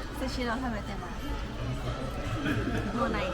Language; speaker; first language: Japanese; non-native, learner; Thai